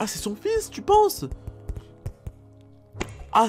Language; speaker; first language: French; native; French